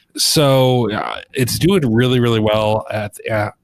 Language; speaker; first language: English; native; English